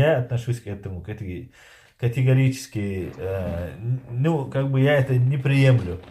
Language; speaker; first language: Russian; non-native, local second language; Chechen